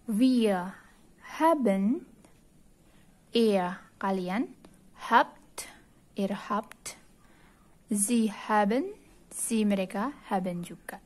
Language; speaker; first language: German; non-native, fluent; Indonesian